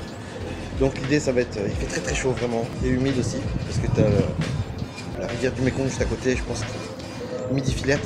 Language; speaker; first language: French; native; French